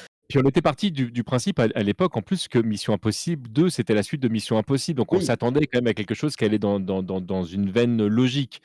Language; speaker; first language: French; native; French